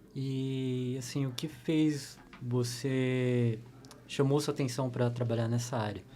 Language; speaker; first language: Portuguese; native; Portuguese